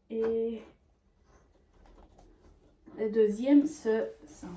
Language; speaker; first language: French; non-native, learner; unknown